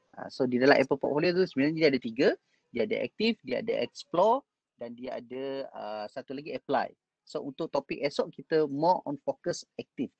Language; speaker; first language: Malay; native; Malay